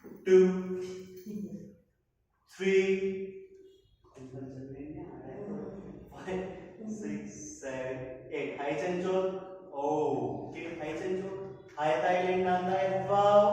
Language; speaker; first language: Vietnamese; non-native, learner; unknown